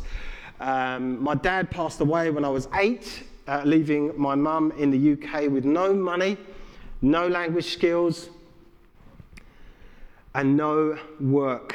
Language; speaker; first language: English; native; English